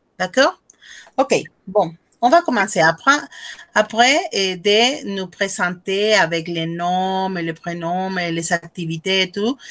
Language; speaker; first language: French; non-native, fluent; Spanish